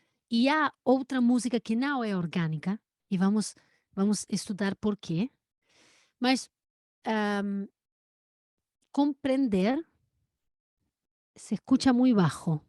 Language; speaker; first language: Portuguese; non-native, learner; Spanish